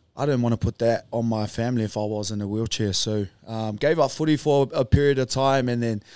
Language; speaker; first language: English; native; English